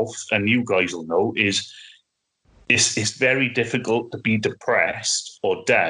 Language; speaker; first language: English; native; English